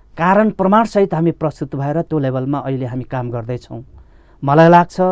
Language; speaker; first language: Nepali; non-native, local second language; Limbu